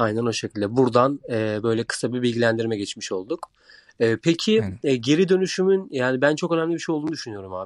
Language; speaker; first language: Turkish; native; Turkish